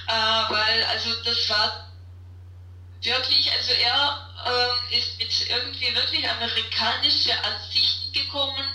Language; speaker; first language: German; non-native, fluent; Russian